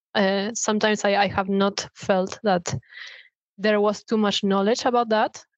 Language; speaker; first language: English; non-native, fluent; Spanish